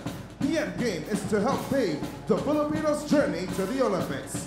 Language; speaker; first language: English; non-native, local second language; Filipino